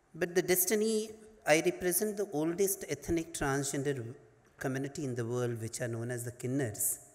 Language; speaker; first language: English; non-native, local second language; Hindi